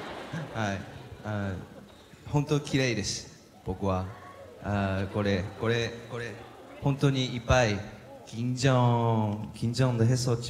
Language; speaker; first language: Japanese; non-native, learner; Korean